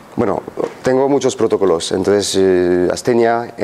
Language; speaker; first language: Spanish; non-native, fluent; French